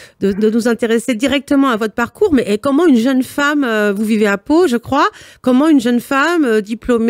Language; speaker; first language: French; native; French